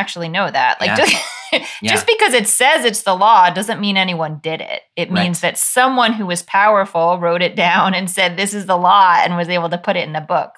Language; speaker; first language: English; native; English